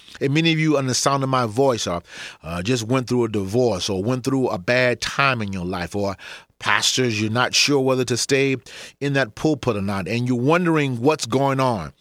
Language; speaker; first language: English; native; English